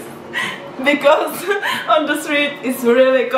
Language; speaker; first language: English; non-native, learner; Czech